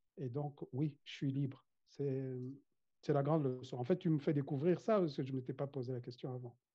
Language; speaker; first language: French; non-native, fluent; Kinyarwanda